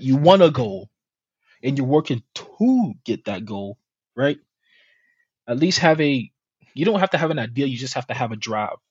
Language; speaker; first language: English; native; English